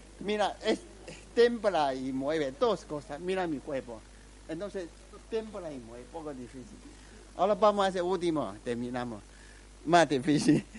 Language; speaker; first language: Spanish; non-native, learner; Chinese